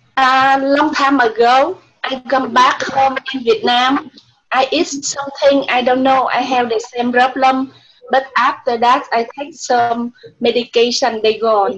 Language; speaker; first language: English; non-native, learner; Vietnamese